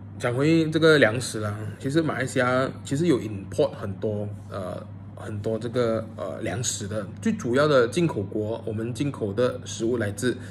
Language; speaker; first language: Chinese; native; Chinese